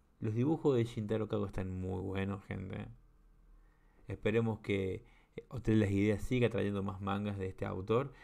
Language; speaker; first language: Spanish; native; Spanish